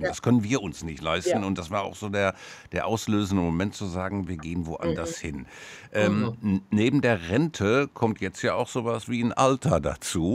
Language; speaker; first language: German; native; German